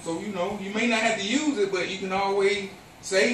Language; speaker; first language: English; native; English